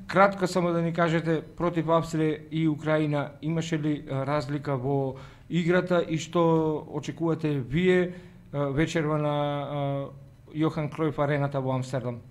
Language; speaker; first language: Macedonian; native; Macedonian